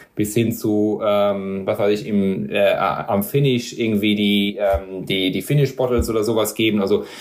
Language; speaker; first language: German; non-native, local second language; Luxembourgish